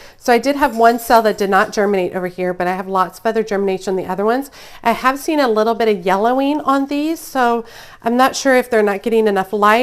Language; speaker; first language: English; native; English